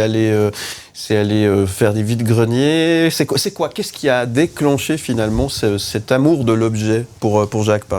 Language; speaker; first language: French; native; French